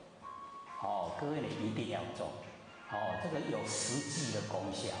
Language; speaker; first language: Chinese; native; Chinese